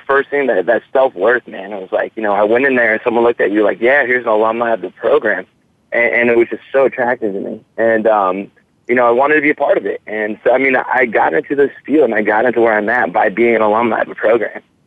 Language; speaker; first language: English; native; English